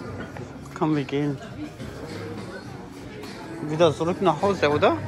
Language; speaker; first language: German; early bilingual, other home language; Turkish